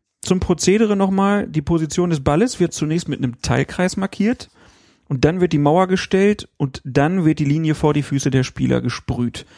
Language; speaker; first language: German; native; German